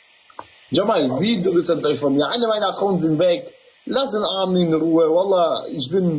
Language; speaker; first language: German; early bilingual, other home language; Albanian